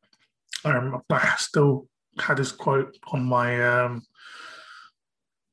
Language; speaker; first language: English; native; English